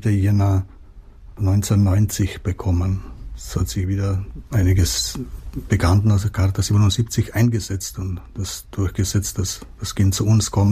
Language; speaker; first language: German; non-native, fluent; Czech